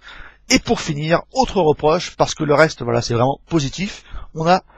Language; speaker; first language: French; native; French